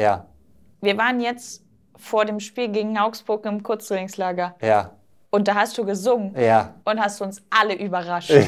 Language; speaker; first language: German; native; German